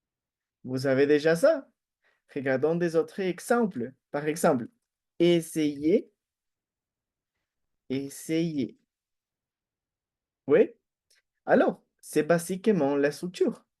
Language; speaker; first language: French; non-native, fluent; Spanish